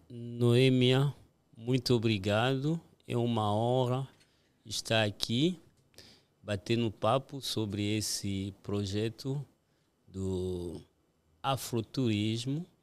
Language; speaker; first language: Portuguese; non-native, fluent; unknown